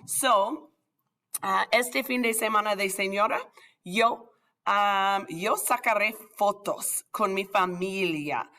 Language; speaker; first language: Spanish; non-native, fluent; English